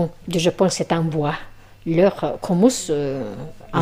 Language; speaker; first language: French; non-native, fluent; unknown